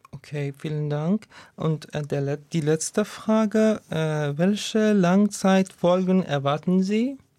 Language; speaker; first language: German; non-native, learner; Persian